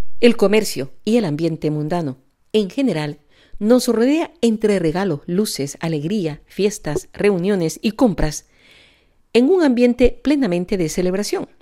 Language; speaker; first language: Spanish; native; Spanish